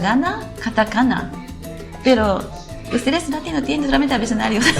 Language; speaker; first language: Spanish; non-native, learner; Japanese